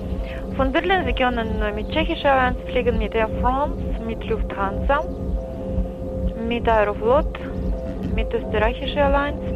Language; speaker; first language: German; non-native, fluent; Armenian